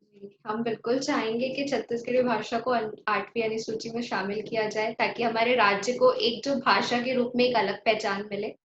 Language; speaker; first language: Hindi; native; Hindi